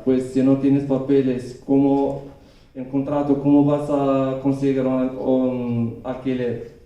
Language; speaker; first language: Spanish; non-native, learner; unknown